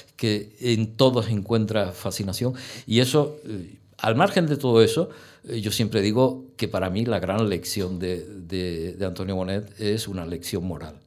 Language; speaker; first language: Spanish; native; Spanish